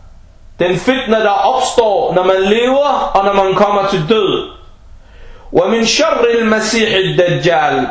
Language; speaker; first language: Danish; early bilingual, other home language; Arabic